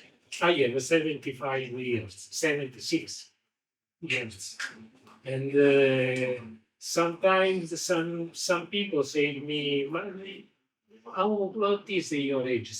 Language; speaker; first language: English; non-native, learner; Italian